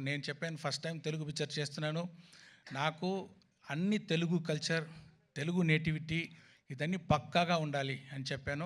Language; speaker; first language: Telugu; non-native, fluent; Tamil